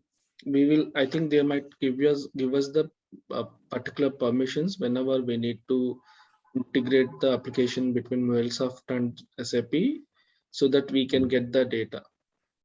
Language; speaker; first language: English; non-native, local second language; Telugu